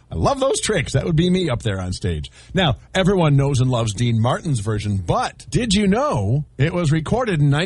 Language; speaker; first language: English; native; English